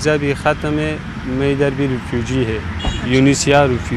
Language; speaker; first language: Hindi; non-native, learner; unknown